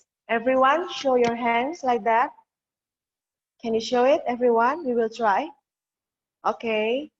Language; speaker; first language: English; non-native, learner; Indonesian